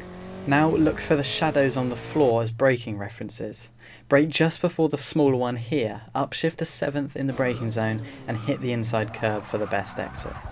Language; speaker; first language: English; native; English